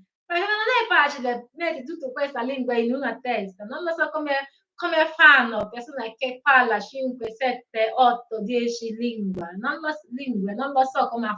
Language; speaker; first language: Italian; non-native, learner; Igbo